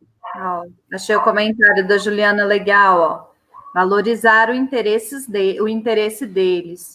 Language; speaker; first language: Portuguese; native; Portuguese